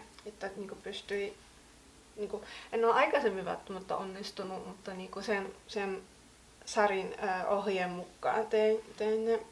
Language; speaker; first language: Finnish; native; Finnish